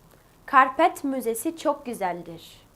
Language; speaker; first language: Turkish; early bilingual, other home language; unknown